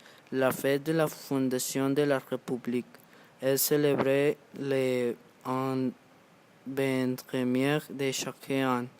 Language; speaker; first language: French; non-native, learner; Spanish